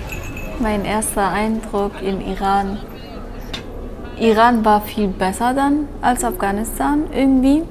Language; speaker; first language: German; early bilingual, other home language; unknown